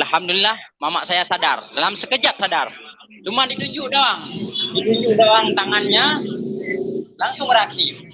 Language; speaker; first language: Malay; non-native, local second language; Achinese